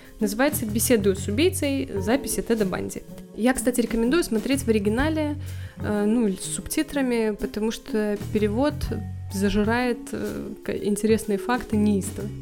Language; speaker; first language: Russian; native; Russian